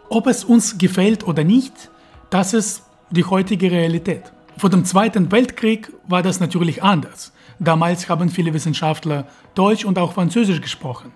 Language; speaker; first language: German; non-native, fluent; Russian